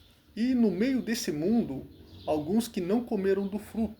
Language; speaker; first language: Portuguese; native; Portuguese